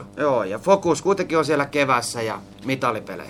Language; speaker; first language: Finnish; native; Finnish